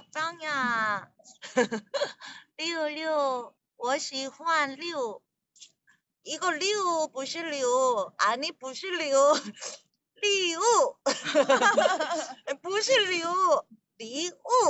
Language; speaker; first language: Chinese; non-native, learner; Korean